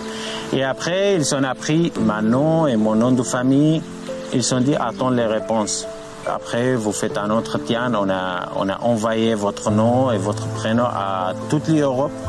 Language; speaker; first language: French; non-native, learner; Arabic